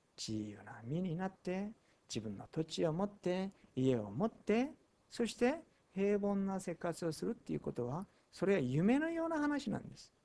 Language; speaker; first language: Japanese; non-native, fluent; Korean